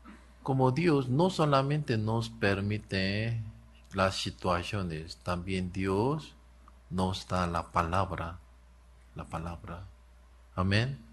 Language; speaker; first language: Spanish; non-native, learner; Korean